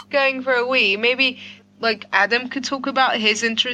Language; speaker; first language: English; non-native, fluent; Greek